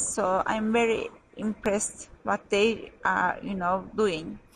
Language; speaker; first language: English; non-native, fluent; Turkish